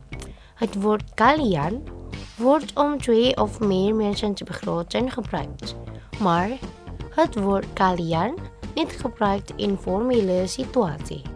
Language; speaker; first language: Dutch; non-native, learner; Indonesian